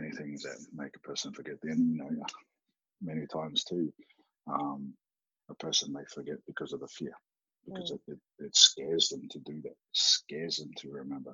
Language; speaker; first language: English; native; English